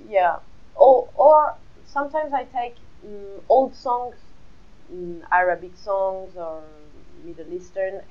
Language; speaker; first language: English; non-native, fluent; French